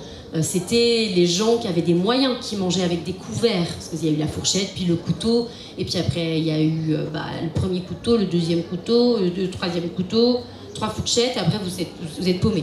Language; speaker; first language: French; native; French